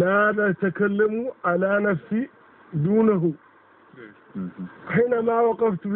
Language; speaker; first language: Arabic; non-native, fluent; Fula